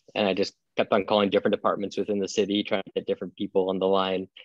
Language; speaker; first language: English; native; English